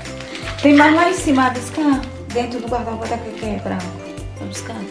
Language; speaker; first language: Portuguese; native; Portuguese